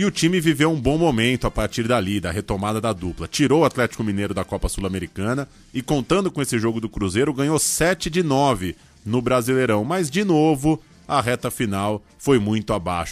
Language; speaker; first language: Portuguese; native; Portuguese